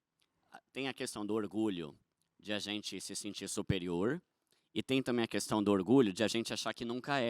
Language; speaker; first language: Portuguese; native; Portuguese